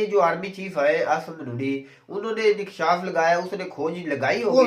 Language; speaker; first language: Urdu; non-native, local second language; Kashmiri